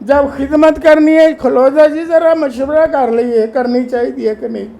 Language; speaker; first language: Urdu; non-native, local second language; Punjabi